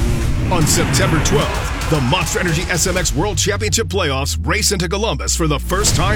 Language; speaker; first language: English; native; English